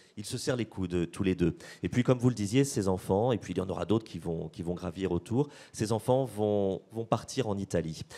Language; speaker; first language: French; native; French